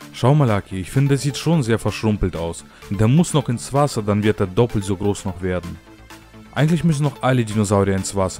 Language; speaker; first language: German; native; German